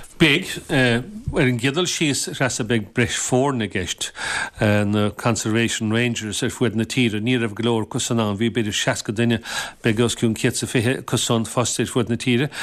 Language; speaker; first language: Irish; native; Irish